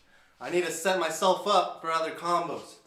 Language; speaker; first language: English; native; English